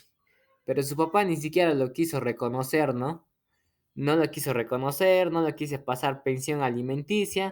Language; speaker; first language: Spanish; native; Spanish